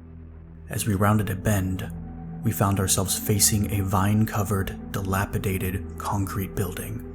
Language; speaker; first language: English; native; English